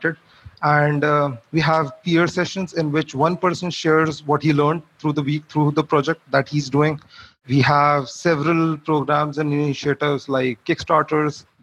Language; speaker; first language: English; non-native, local second language; Hindi